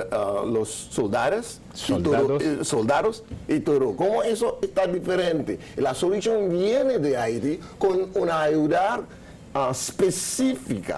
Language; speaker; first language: Spanish; non-native, learner; Haitian Creole